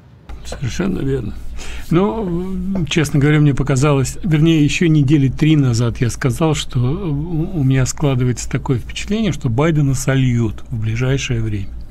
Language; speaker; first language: Russian; native; Russian